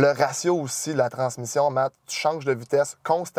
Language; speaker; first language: French; native; French